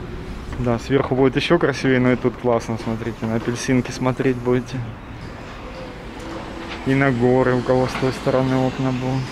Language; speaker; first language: Russian; native; Russian